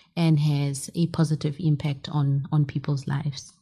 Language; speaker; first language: English; non-native, local second language; Southern Sotho